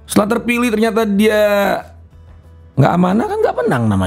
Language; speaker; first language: Indonesian; native; Indonesian